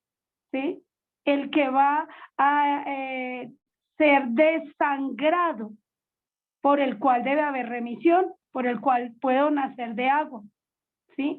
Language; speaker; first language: Spanish; native; Spanish